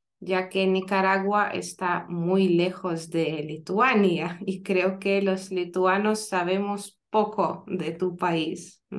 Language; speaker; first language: Spanish; non-native, fluent; Lithuanian